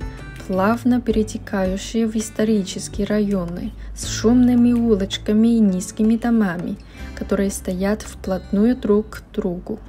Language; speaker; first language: Russian; non-native, fluent; Chinese